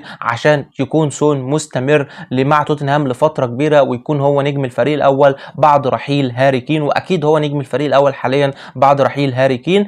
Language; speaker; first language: Arabic; native; Arabic